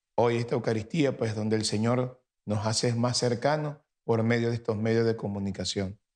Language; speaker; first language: Spanish; native; Spanish